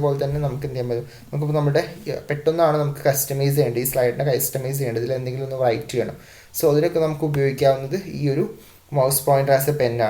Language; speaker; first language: Malayalam; native; Malayalam